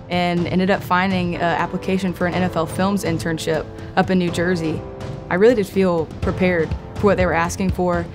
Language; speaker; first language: English; native; English